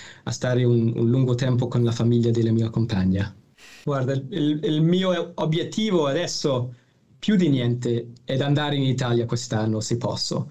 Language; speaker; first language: Italian; non-native, fluent; English